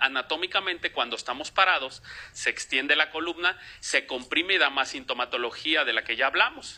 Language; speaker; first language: Spanish; native; Spanish